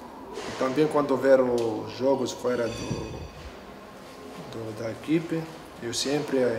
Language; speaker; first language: Portuguese; non-native, learner; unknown